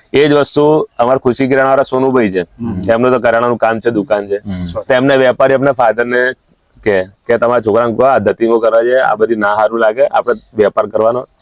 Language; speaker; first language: Gujarati; non-native, local second language; Sindhi